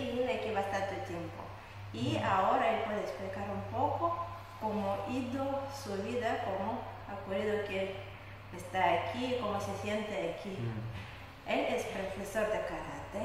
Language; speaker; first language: Spanish; non-native, learner; Russian